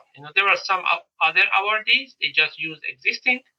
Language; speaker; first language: English; non-native, fluent; Persian